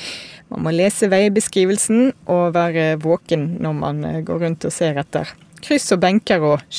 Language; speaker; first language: Norwegian; native; Norwegian